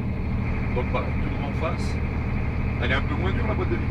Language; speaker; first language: French; native; French